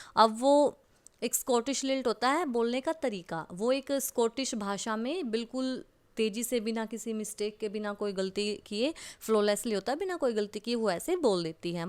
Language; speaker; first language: Hindi; native; Hindi